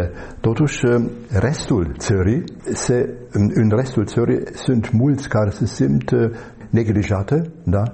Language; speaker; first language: Romanian; non-native, fluent; German